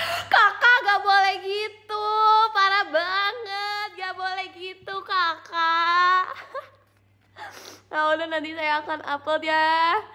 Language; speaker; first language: Indonesian; native; Indonesian